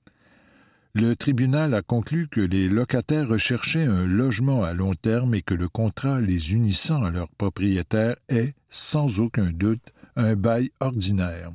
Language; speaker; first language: French; native; French